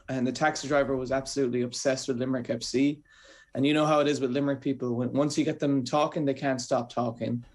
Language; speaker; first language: English; native; English